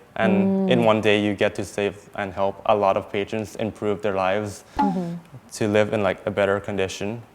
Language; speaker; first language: English; early bilingual, other home language; Thai